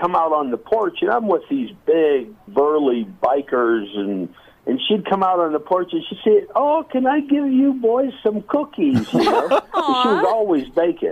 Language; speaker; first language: English; native; English